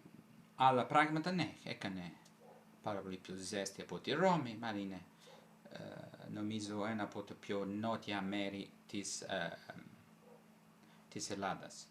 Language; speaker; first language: Greek; non-native, fluent; Italian